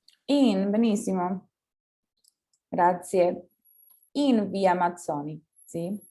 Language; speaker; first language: Italian; non-native, fluent; Spanish